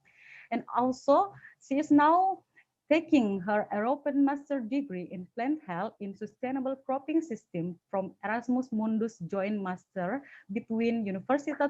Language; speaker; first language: English; non-native, fluent; Indonesian